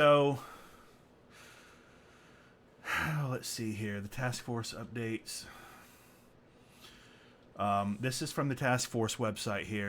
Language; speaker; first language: English; native; English